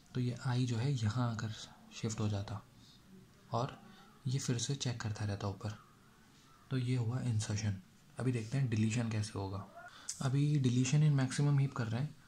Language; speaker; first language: Hindi; native; Hindi